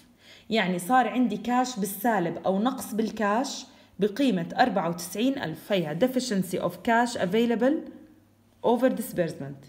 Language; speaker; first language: Arabic; native; Arabic